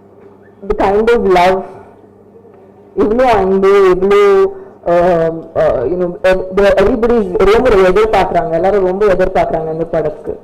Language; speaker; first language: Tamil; non-native, learner; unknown